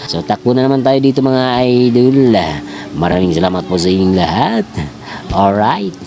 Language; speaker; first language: Filipino; non-native, local second language; Cebuano